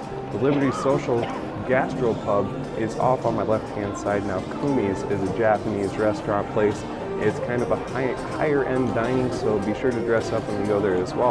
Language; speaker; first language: English; native; English